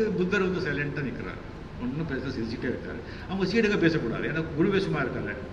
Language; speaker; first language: Tamil; non-native, local second language; Marathi